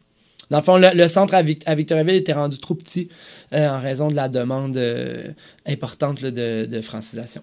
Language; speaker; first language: French; native; French